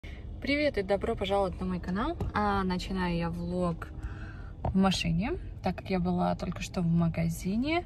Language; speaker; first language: Russian; early bilingual, heritage; Russian